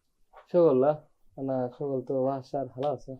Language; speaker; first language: Arabic; non-native, learner; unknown